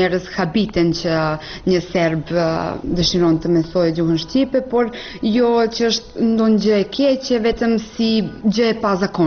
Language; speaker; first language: Albanian; non-native, fluent; Serbian